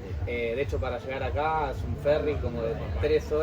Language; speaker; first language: Spanish; native; Spanish